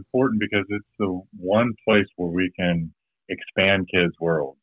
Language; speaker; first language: English; native; English